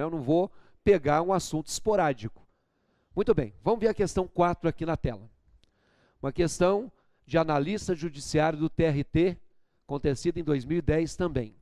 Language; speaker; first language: Portuguese; native; Portuguese